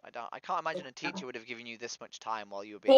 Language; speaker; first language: English; native; English